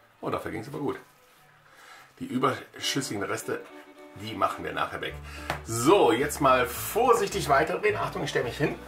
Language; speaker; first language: German; native; German